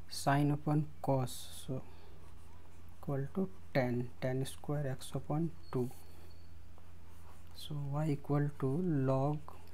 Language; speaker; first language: English; non-native, local second language; Hindi